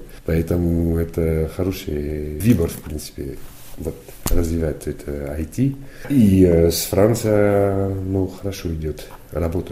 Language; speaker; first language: Russian; non-native, fluent; French